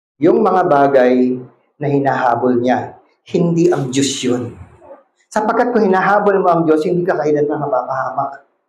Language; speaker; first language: Filipino; non-native, local second language; Cebuano